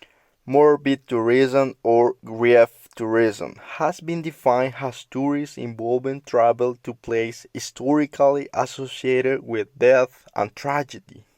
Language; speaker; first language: English; non-native, learner; Spanish